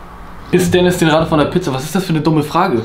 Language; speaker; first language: German; native; German